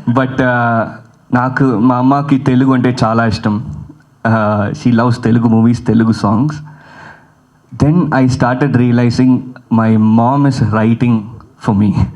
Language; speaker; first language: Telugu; early bilingual, heritage; Telugu